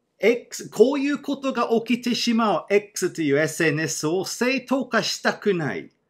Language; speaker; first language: Japanese; non-native, fluent; English